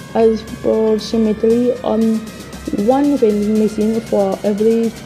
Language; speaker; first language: English; non-native, learner; Indonesian